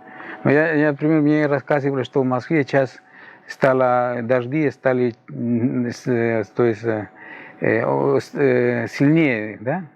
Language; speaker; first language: Russian; non-native, fluent; Spanish